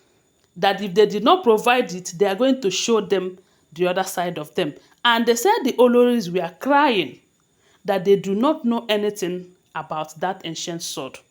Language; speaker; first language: English; non-native, local second language; Yoruba